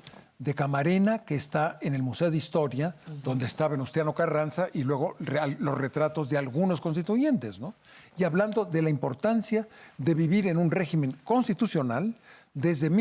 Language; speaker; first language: Spanish; native; Spanish